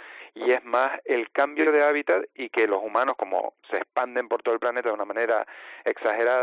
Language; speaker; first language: Spanish; native; Spanish